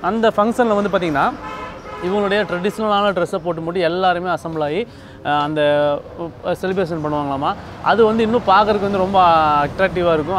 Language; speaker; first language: Tamil; native; Tamil